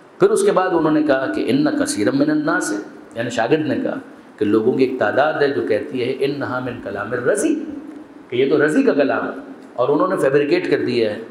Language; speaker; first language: Urdu; non-native, local second language; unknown